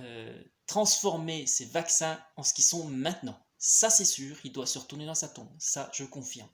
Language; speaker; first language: French; native; French